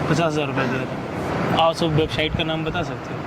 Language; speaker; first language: Hindi; native; Hindi